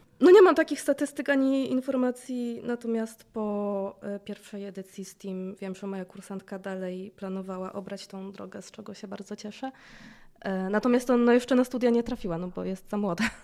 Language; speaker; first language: Polish; native; Polish